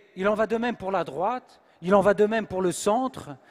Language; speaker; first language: French; native; French